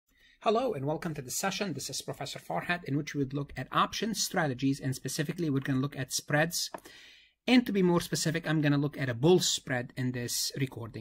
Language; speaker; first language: English; non-native, fluent; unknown